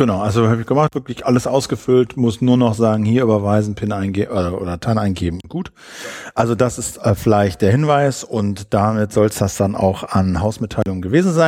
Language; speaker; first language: German; native; German